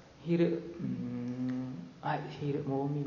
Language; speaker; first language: Japanese; non-native, learner; Vietnamese